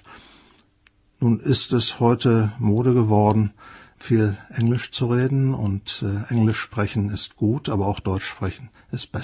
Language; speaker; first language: German; native; German